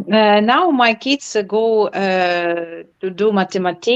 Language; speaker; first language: English; non-native, learner; Ukrainian